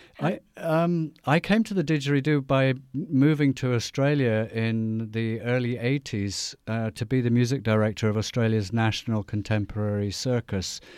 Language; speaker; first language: English; native; English